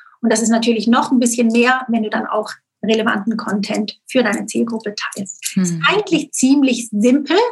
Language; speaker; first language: German; native; German